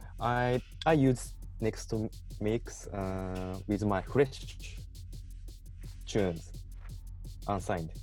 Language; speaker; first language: English; non-native, learner; Japanese